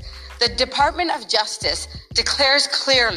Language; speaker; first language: English; early bilingual, other home language; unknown